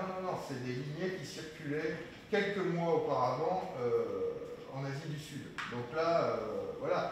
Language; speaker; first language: French; native; French